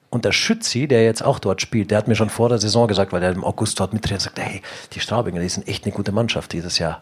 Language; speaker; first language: German; native; German